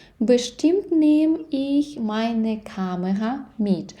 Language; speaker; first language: German; non-native, fluent; Ukrainian